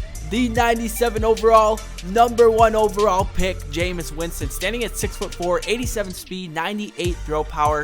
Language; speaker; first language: English; native; English